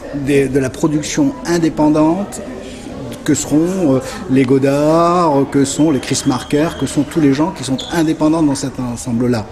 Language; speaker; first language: French; native; French